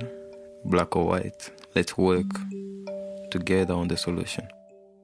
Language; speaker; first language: English; non-native, fluent; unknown